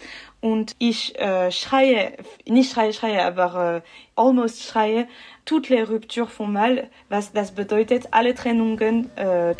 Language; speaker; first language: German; non-native, learner; French